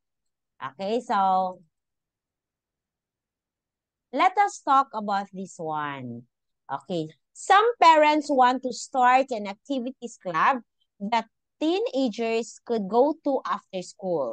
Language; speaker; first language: English; non-native, local second language; Filipino